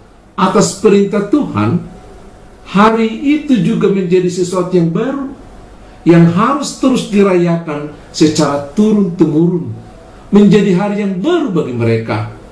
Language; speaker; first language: Indonesian; native; Indonesian